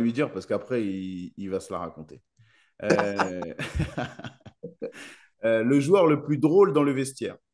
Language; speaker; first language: French; native; French